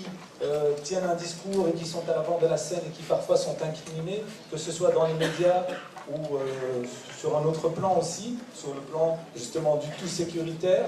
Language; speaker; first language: French; native; French